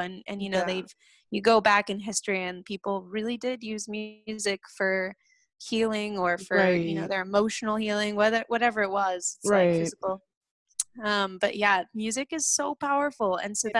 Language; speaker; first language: English; native; English